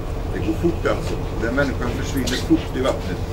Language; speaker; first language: Swedish; native; Swedish